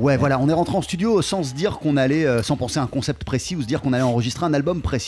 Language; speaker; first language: French; native; French